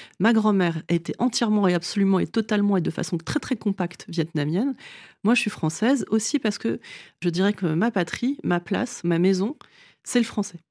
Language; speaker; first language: French; early bilingual, other home language; Vietnamese